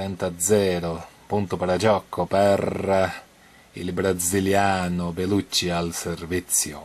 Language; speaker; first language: Italian; non-native, learner; Portuguese